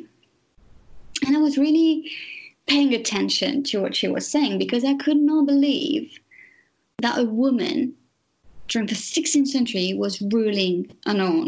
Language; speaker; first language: English; non-native, fluent; French